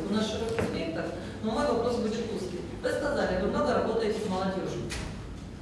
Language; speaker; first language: Russian; native; Russian